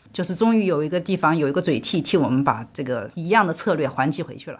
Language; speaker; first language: Chinese; native; Chinese